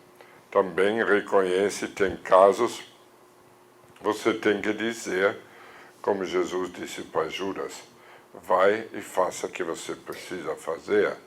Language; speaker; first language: Portuguese; non-native, fluent; German